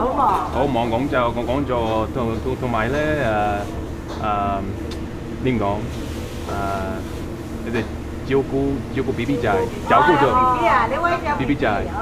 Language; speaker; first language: Chinese; non-native, learner; English